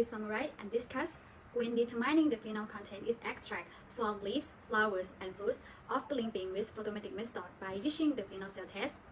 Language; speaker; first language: English; non-native, learner; Thai